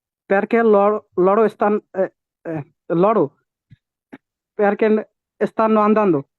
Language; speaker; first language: Italian; non-native, learner; Bangla